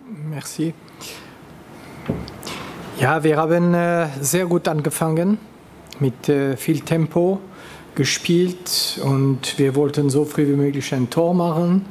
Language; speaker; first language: German; non-native, local second language; French